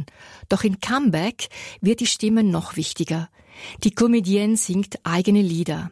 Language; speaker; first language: German; native; German